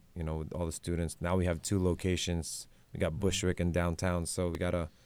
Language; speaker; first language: English; non-native, local second language; Filipino